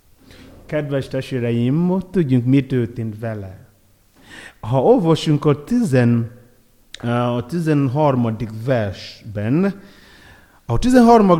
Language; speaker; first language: Hungarian; non-native, learner; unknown